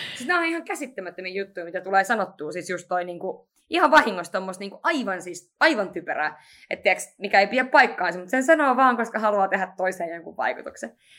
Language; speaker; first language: Finnish; native; Finnish